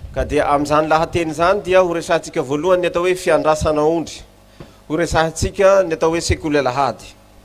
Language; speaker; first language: Malagasy; native; Malagasy